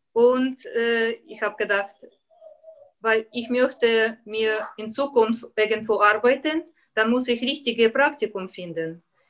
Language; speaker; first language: German; non-native, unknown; Russian